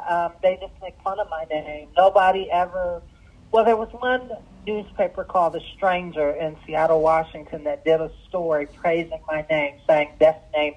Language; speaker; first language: English; early bilingual, other home language; Arabic